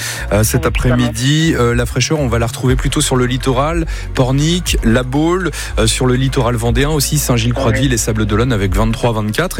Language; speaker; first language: French; native; French